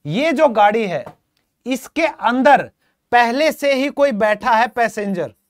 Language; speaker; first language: Hindi; native; Hindi